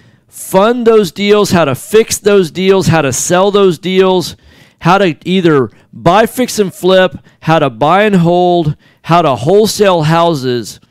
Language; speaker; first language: English; native; English